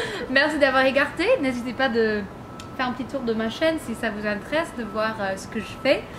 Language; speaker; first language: French; non-native, fluent; English